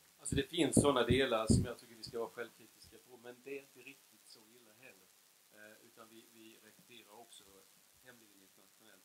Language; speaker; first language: Swedish; native; Swedish